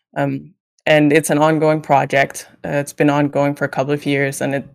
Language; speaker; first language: English; non-native, fluent; Danish